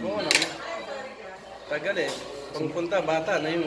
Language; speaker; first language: Filipino; non-native, learner; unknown